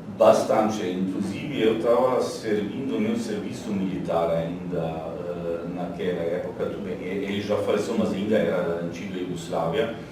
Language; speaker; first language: Portuguese; non-native, fluent; Slovenian